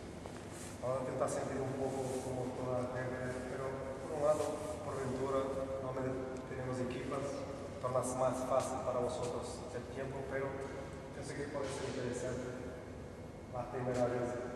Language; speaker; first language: Spanish; non-native, learner; Portuguese